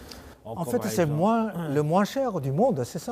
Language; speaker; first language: French; non-native, fluent; Chinese